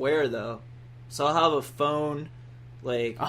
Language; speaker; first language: English; native; English